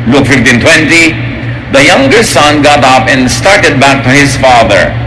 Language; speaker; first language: English; non-native, local second language; Filipino